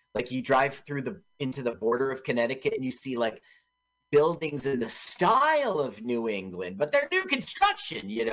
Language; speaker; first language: English; native; English